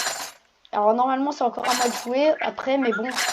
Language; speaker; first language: French; native; French